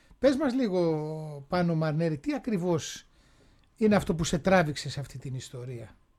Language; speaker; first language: Greek; native; Greek